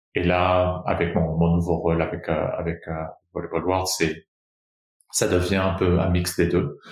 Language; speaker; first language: French; non-native, fluent; Portuguese